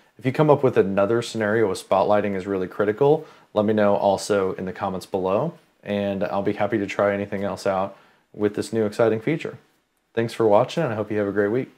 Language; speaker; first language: English; native; English